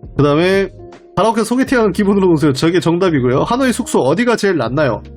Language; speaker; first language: Korean; native; Korean